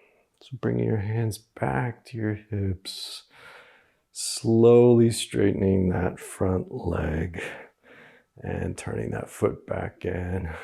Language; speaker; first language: English; native; English